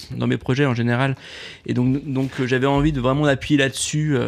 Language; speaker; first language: French; native; French